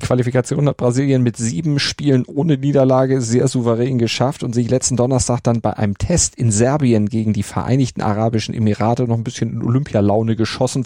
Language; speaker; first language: German; native; German